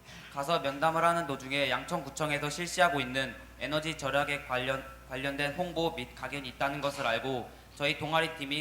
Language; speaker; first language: Korean; native; Korean